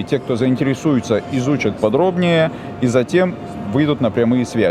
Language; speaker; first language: Russian; native; Russian